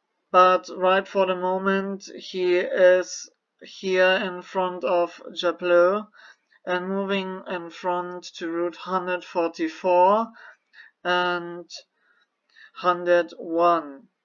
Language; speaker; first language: English; non-native, learner; German